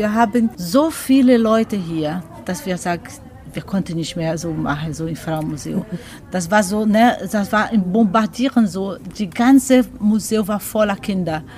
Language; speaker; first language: German; non-native, learner; Portuguese